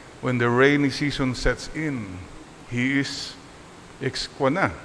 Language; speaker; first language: English; non-native, local second language; Filipino